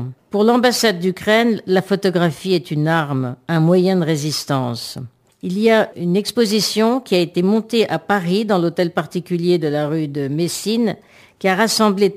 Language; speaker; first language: French; native; French